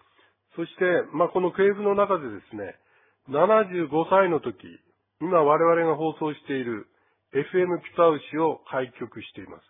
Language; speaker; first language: Japanese; native; Japanese